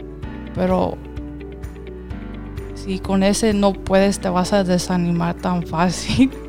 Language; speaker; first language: Spanish; early bilingual, heritage; Spanish